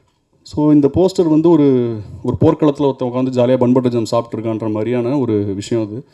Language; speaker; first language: Tamil; native; Tamil